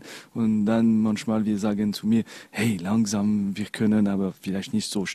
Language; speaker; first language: German; non-native, local second language; French